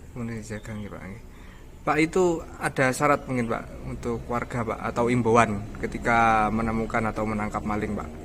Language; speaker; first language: Indonesian; native; Indonesian